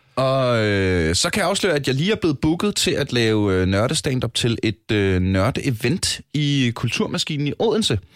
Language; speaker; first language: Danish; native; Danish